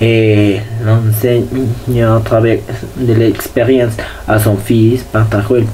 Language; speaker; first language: French; non-native, learner; Spanish